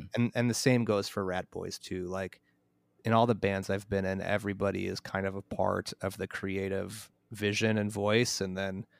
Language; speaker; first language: English; native; English